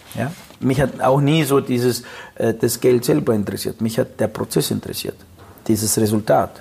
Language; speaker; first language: German; non-native, fluent; Russian